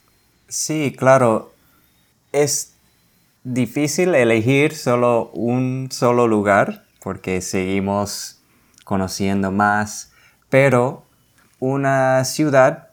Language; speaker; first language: Spanish; non-native, fluent; English